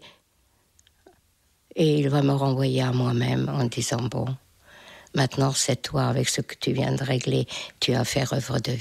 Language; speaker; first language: French; non-native, fluent; Hungarian